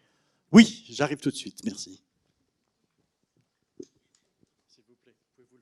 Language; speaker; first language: French; native; French